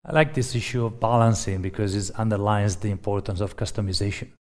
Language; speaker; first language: English; non-native, fluent; Italian